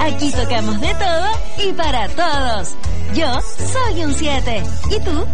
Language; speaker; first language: Spanish; native; Spanish